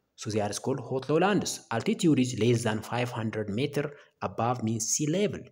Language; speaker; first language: English; non-native, local second language; Amharic